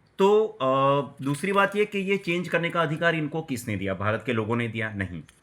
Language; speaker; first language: Hindi; non-native, local second language; Gujarati